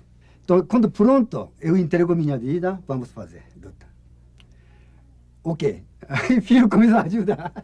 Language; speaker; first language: Portuguese; non-native, learner; Japanese